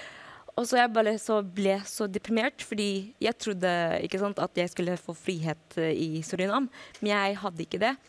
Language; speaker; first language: Norwegian; non-native, fluent; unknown